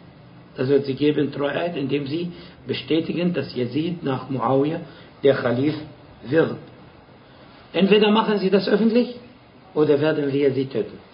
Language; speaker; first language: German; non-native, fluent; Arabic